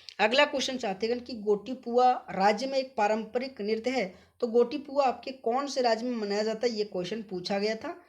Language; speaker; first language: Hindi; native; Hindi